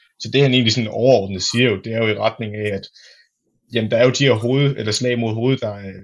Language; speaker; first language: Danish; native; Danish